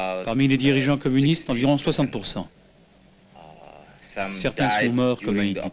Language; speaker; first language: French; native; French